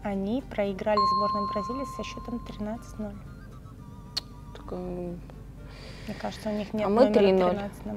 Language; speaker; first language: Russian; native; Russian